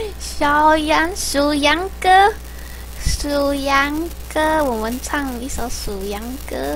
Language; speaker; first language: Chinese; native; Chinese